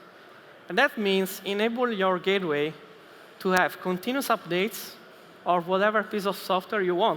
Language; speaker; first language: English; non-native, fluent; Italian